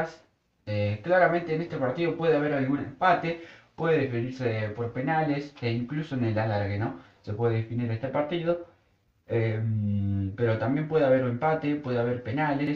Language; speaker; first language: Spanish; native; Spanish